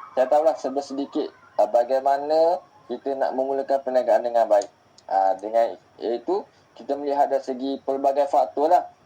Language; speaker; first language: Malay; native; Malay